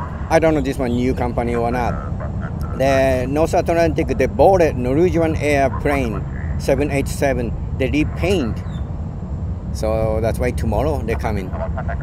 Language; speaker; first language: English; non-native, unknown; Japanese